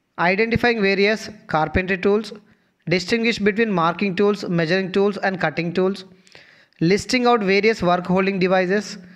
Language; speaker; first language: English; non-native, local second language; Telugu